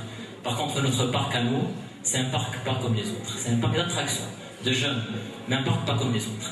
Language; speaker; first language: French; non-native, local second language; Arabic